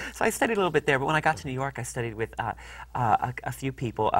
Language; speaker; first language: English; native; English